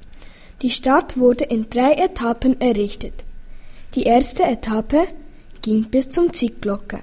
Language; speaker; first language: German; native; German